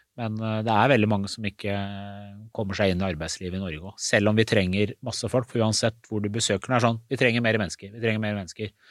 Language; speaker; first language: Norwegian; early bilingual, other home language; Persian